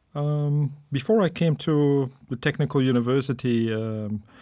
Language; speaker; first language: English; non-native, fluent; Dutch